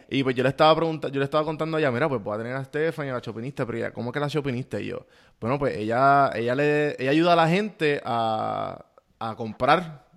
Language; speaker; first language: Spanish; native; Spanish